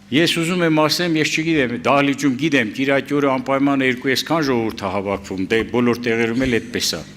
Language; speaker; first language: Armenian; native; Armenian